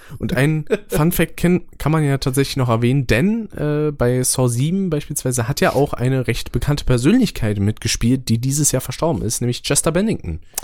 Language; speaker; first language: German; native; German